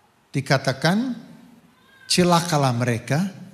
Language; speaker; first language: Indonesian; non-native, fluent; English